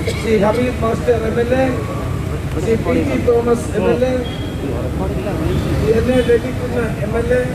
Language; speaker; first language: Malayalam; native; Malayalam